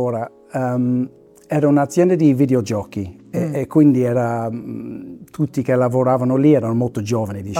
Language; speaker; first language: Italian; non-native, fluent; English